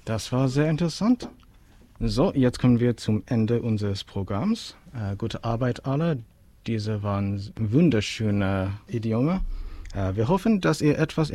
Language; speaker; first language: German; non-native, learner; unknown